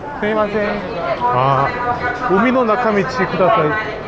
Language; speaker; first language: Japanese; non-native, learner; Korean